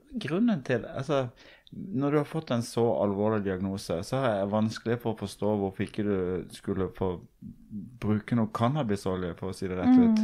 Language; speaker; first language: Norwegian; native; Norwegian